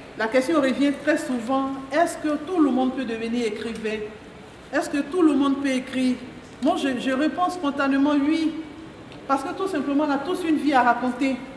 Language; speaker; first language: French; non-native, local second language; Mandingo